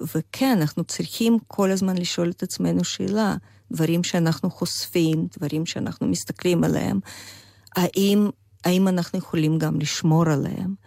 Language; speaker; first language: Hebrew; non-native, fluent; Russian